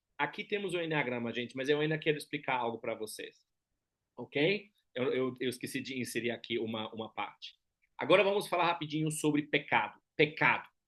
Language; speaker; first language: Portuguese; non-native, fluent; German